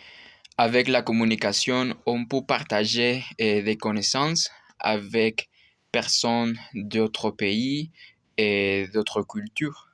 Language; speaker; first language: French; non-native, learner; Spanish